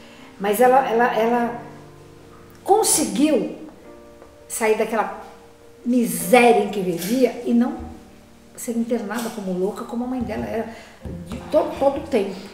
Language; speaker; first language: Portuguese; native; Portuguese